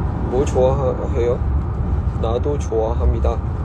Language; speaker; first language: Korean; non-native, learner; Chinese